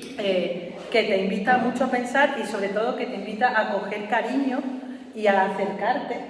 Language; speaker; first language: Spanish; native; Spanish